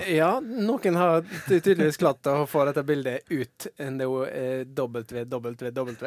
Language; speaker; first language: Norwegian; native; Norwegian